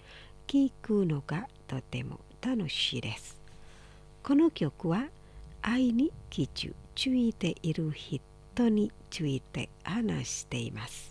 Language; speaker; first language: Japanese; non-native, fluent; Indonesian